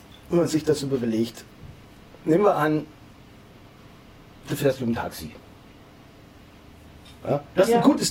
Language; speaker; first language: German; native; German